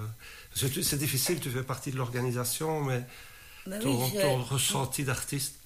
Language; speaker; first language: French; native; French